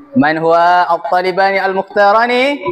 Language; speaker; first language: Arabic; non-native, learner; Malay